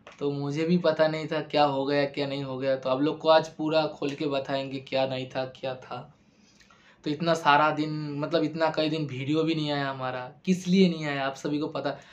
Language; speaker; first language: Hindi; non-native, local second language; Bangla